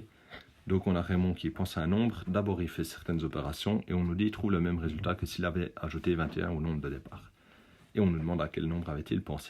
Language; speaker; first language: French; native; French